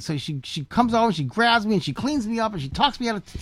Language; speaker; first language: English; native; English